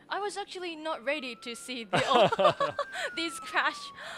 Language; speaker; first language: English; non-native, fluent; Japanese